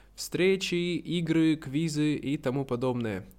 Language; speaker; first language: Russian; native; Russian